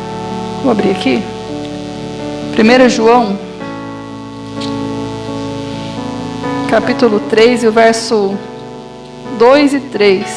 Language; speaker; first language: Portuguese; native; Portuguese